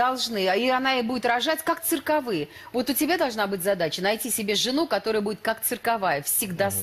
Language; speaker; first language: Russian; native; Russian